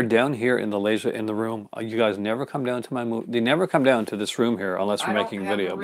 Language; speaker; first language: English; native; English